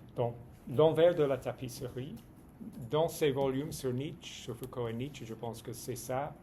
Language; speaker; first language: French; non-native, fluent; English